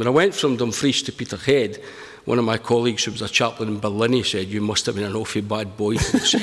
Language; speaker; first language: English; native; English